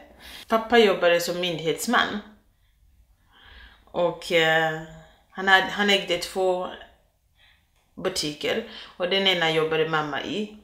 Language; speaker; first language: Swedish; non-native, fluent; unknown